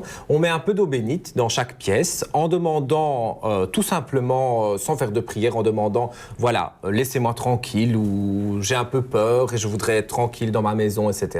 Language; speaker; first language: French; native; French